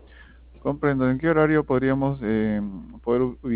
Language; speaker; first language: Spanish; native; Spanish